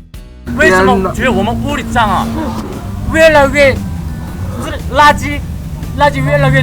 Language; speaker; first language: Chinese; non-native, learner; Korean